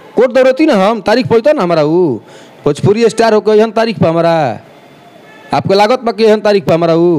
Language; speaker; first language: Bhojpuri; native; Bhojpuri